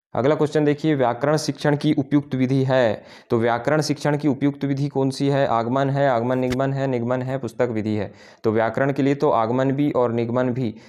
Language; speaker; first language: Hindi; native; Hindi